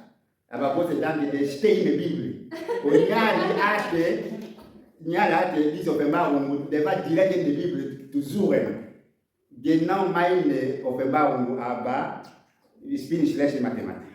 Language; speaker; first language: German; non-native, learner; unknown